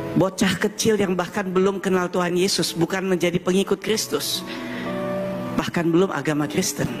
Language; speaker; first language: Indonesian; early bilingual, heritage; German